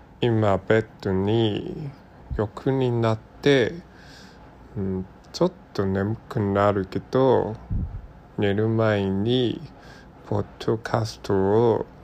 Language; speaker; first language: Japanese; non-native, learner; Cantonese